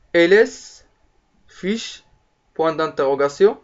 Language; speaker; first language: French; non-native, local second language; Arabic